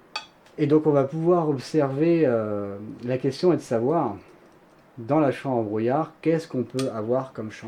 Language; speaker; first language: French; native; French